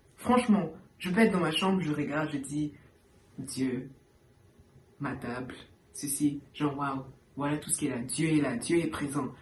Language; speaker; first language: French; early bilingual, heritage; French